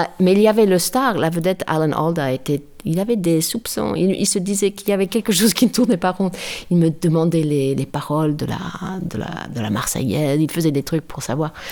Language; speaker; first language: French; non-native, fluent; English